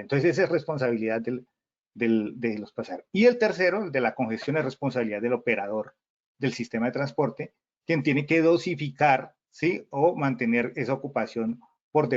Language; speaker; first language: Spanish; native; Spanish